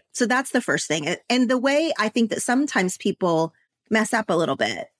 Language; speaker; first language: English; native; English